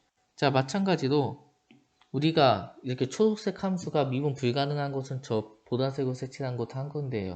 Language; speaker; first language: Korean; native; Korean